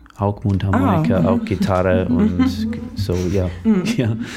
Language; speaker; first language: German; non-native, learner; English